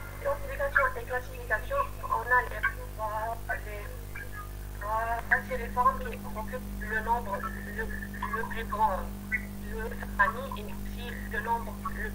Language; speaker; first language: French; non-native, learner; Arabic